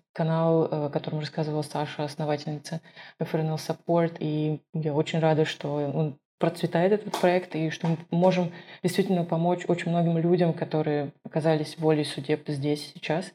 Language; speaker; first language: Russian; non-native, local second language; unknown